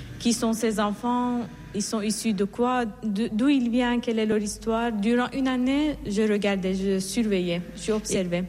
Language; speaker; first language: French; non-native, fluent; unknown